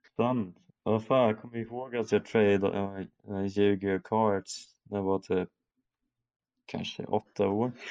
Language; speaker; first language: Swedish; early bilingual, other home language; German